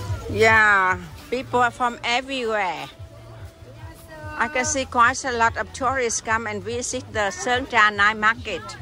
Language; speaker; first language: English; non-native, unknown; Vietnamese